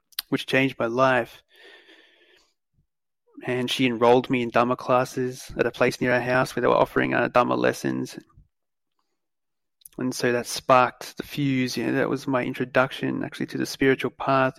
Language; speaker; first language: English; native; English